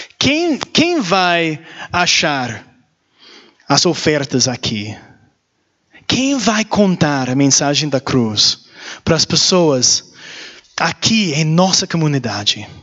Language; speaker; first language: Portuguese; non-native, learner; English